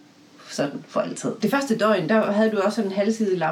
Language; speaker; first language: Danish; native; Danish